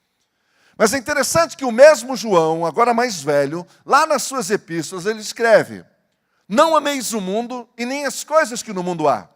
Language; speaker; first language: Portuguese; native; Portuguese